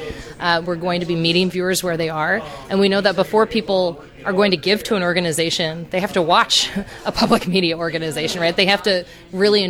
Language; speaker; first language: English; native; English